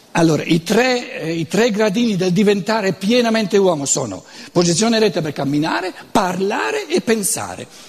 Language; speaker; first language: Italian; non-native, local second language; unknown